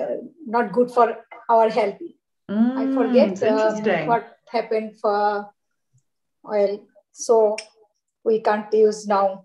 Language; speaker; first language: English; non-native, learner; Bangla